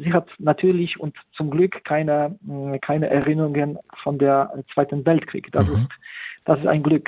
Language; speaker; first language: German; non-native, fluent; Polish